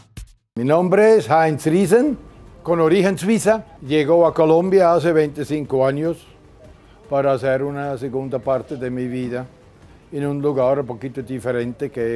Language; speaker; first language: Spanish; non-native, fluent; German